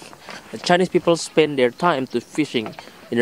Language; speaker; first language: English; non-native, learner; Indonesian